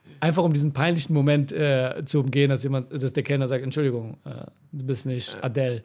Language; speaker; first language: German; early bilingual, other home language; Persian